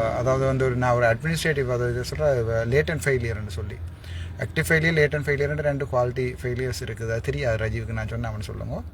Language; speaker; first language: Tamil; native; Tamil